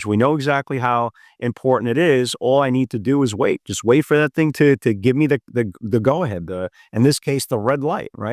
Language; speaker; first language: English; native; English